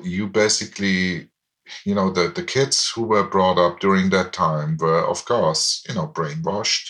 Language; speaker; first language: English; non-native, fluent; German